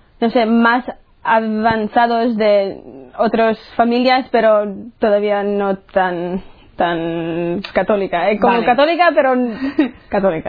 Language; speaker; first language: Spanish; early bilingual, heritage; English